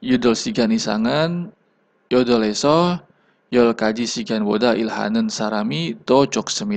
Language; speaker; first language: Korean; non-native, learner; Indonesian